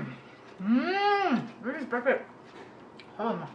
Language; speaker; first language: English; non-native, learner; Indonesian